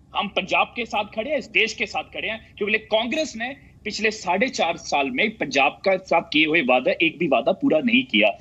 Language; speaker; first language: Hindi; native; Hindi